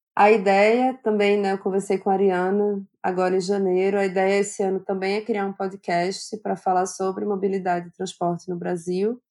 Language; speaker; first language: Portuguese; native; Portuguese